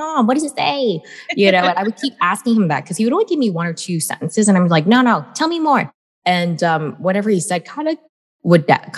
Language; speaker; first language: English; native; English